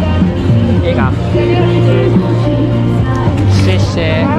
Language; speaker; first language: Chinese; non-native, learner; Japanese